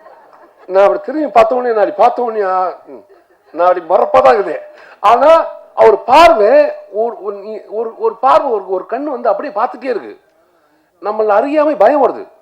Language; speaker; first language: Tamil; native; Tamil